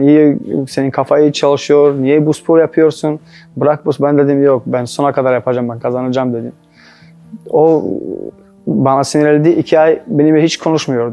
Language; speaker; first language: Turkish; non-native, learner; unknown